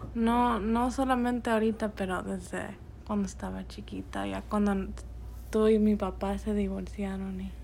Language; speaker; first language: Spanish; early bilingual, other home language; English